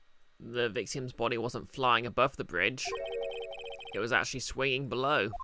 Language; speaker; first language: English; native; English